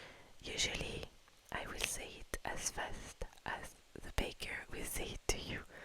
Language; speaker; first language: English; non-native, fluent; French